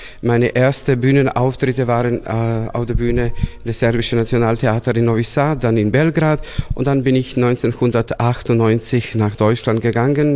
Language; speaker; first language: German; non-native, fluent; Serbian